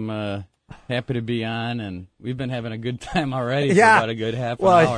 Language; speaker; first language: English; native; English